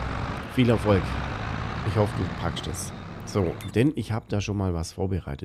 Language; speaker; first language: German; native; German